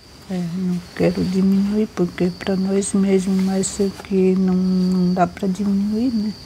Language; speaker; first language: Portuguese; non-native, local second language; Guarani